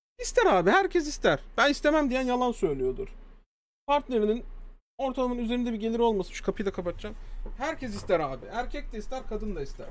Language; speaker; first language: Turkish; early bilingual, heritage; Turkish